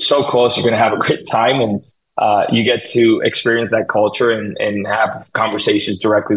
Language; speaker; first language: English; non-native, fluent; Spanish